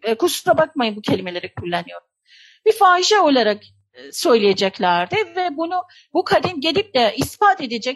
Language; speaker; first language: Turkish; non-native, fluent; Persian